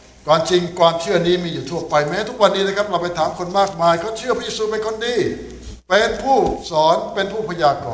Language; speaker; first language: Thai; native; Thai